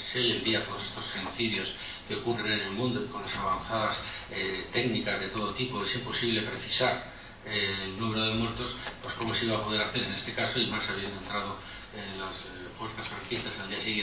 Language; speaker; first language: Spanish; native; Spanish